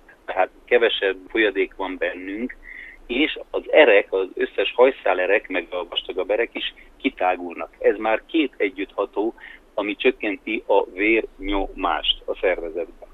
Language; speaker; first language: Hungarian; native; Hungarian